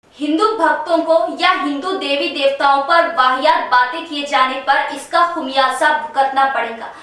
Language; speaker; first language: Urdu; native; Urdu